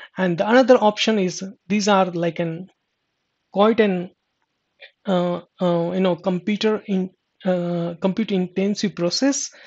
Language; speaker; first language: English; non-native, local second language; Marathi